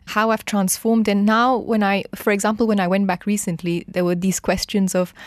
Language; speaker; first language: English; non-native, fluent; Morisyen